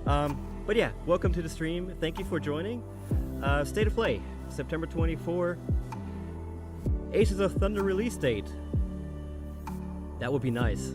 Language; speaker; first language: English; native; English